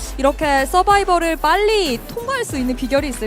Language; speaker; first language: Korean; native; Korean